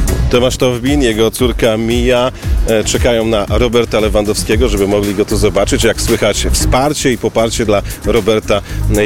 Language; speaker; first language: Polish; native; Polish